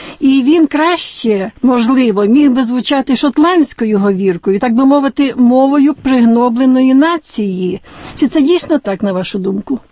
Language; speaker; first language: Ukrainian; native; Ukrainian